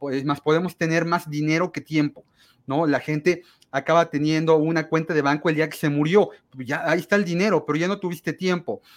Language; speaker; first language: Spanish; native; Spanish